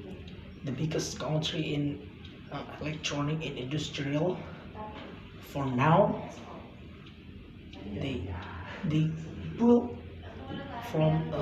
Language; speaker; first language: English; non-native, learner; Indonesian